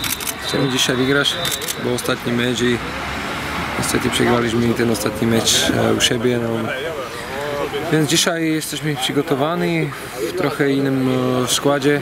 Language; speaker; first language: Polish; non-native, fluent; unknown